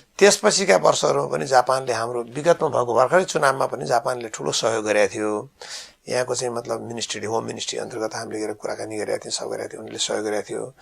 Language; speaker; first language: Nepali; native; Nepali